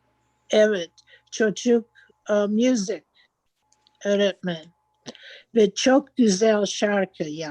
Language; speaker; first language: Turkish; non-native, learner; English